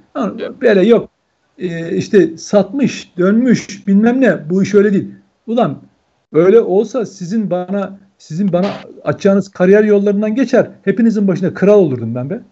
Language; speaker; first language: Turkish; native; Turkish